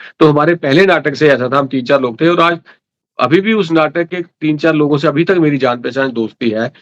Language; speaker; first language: Hindi; non-native, local second language; Dogri